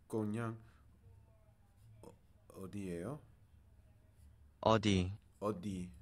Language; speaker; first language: Korean; non-native, learner; English